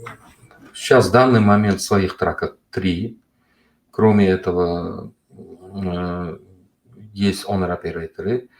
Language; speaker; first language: Russian; non-native, local second language; Uzbek